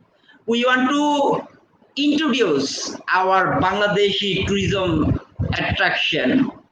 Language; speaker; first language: English; non-native, fluent; Bangla